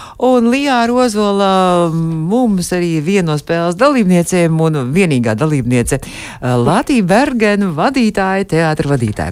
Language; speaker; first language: Latvian; native; Latvian